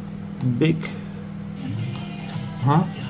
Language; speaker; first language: English; non-native, learner; German